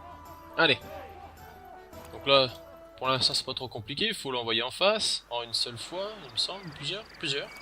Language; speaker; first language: French; native; French